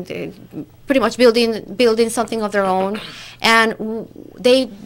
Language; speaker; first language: English; non-native, fluent; Spanish